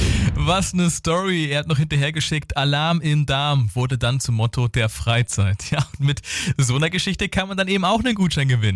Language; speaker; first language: German; native; German